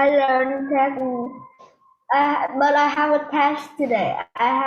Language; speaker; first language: English; non-native, learner; Vietnamese